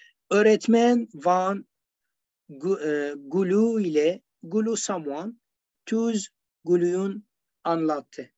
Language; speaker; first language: Turkish; non-native, learner; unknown